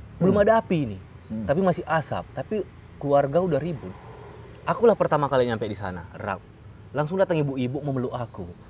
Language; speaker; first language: Indonesian; native; Indonesian